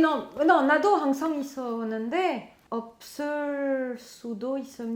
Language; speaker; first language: Korean; non-native, fluent; French